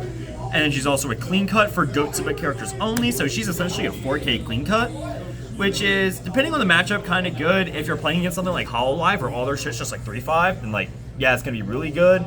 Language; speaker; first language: English; native; English